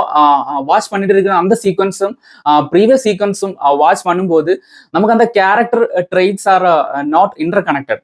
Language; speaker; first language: Tamil; non-native, learner; Malayalam